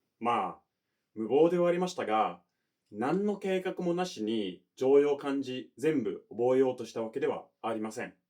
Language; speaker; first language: Japanese; non-native, fluent; English